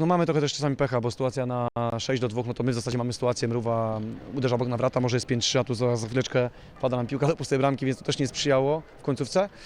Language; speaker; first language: Polish; native; Polish